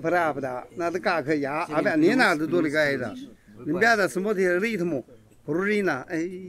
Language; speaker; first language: Russian; non-native, learner; Chinese